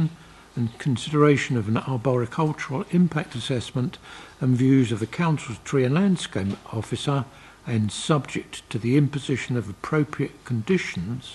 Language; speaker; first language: English; native; English